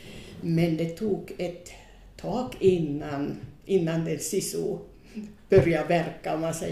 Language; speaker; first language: Swedish; non-native, fluent; Finnish